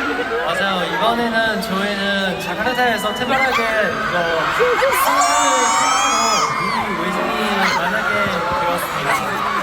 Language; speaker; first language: Korean; non-native, fluent; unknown